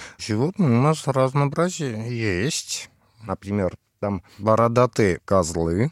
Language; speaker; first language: Russian; non-native, fluent; Armenian